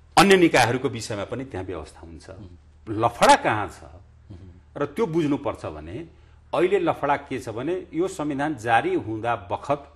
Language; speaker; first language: Nepali; non-native, local second language; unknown